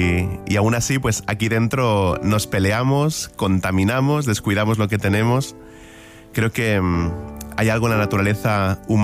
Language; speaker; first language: Spanish; native; Spanish